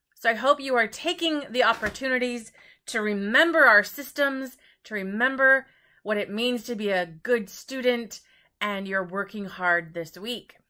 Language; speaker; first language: English; native; English